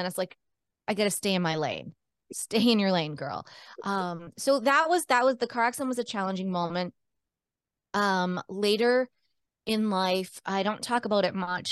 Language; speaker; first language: English; native; English